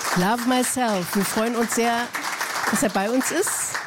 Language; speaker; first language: German; native; German